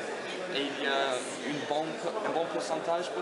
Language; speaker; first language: French; non-native, learner; English